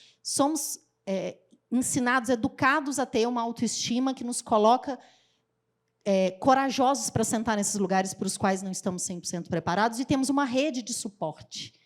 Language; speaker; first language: Portuguese; native; Portuguese